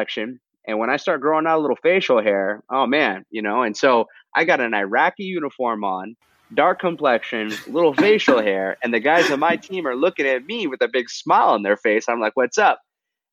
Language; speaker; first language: English; native; English